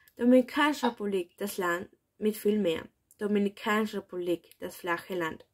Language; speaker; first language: German; early bilingual, other home language; Spanish